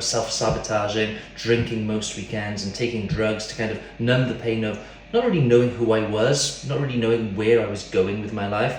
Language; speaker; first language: English; native; English